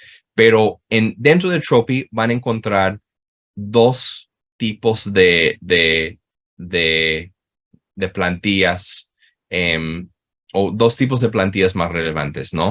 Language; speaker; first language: Spanish; non-native, fluent; English